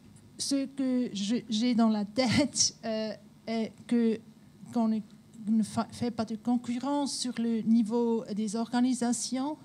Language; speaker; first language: French; non-native, local second language; German